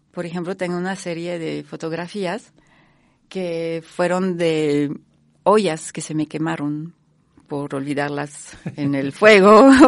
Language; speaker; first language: Spanish; non-native, fluent; French